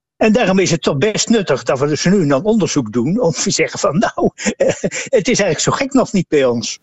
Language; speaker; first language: Dutch; native; Dutch